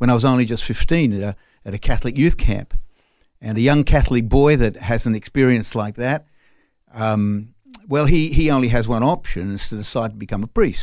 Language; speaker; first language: English; non-native, local second language; French